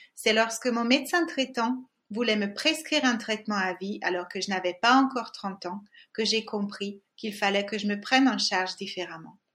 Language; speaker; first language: French; non-native, fluent; Hungarian